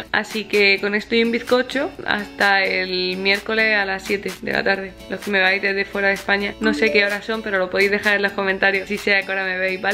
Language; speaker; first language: Spanish; native; Spanish